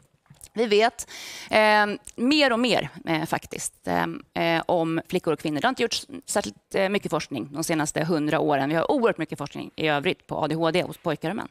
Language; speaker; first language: Swedish; native; Swedish